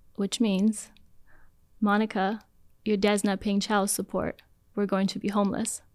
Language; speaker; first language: English; early bilingual, other home language; Polish